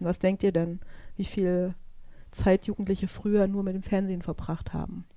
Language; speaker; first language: German; native; German